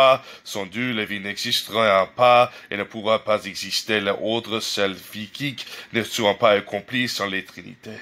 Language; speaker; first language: French; non-native, learner; English